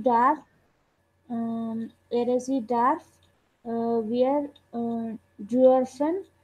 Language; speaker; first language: German; non-native, learner; Telugu